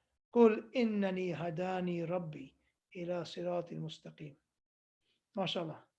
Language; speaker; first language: Arabic; non-native, fluent; English